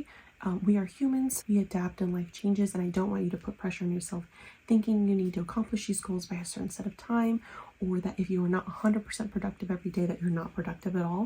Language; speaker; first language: English; native; English